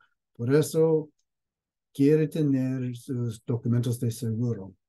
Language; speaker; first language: Spanish; non-native, fluent; English